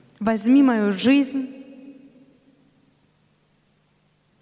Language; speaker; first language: Russian; native; Russian